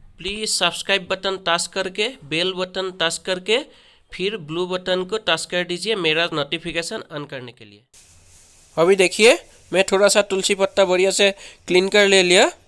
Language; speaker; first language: Hindi; non-native, local second language; Assamese